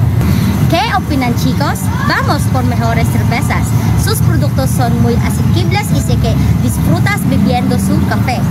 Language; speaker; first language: Spanish; non-native, learner; Cebuano